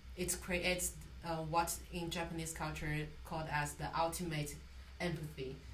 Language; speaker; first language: English; non-native, fluent; Chinese